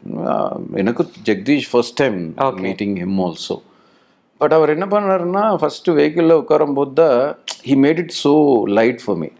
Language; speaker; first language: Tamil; non-native, learner; Telugu